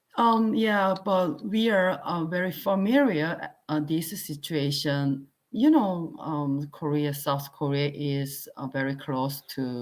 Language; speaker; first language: English; non-native, learner; Korean